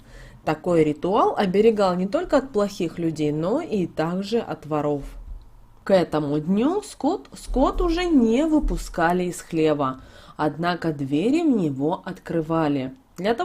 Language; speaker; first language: Russian; native; Russian